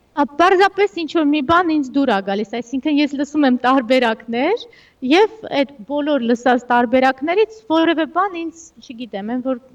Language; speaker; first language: Armenian; early bilingual, heritage; Armenian